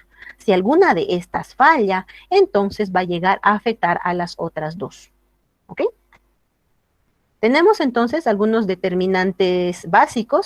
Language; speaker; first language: Spanish; native; Spanish